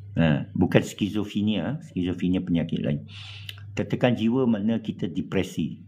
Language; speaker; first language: Malay; non-native, local second language; English